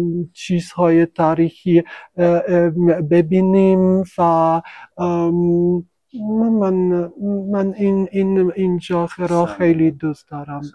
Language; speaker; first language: Persian; non-native, fluent; French